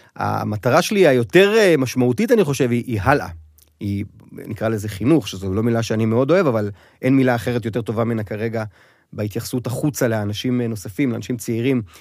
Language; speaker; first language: Hebrew; native; Hebrew